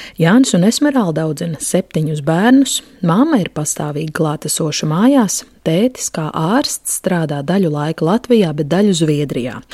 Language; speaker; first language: Latvian; native; Latvian